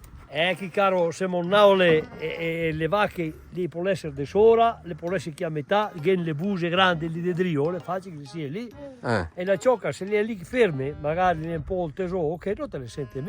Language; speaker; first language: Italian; non-native, local second language; Venetian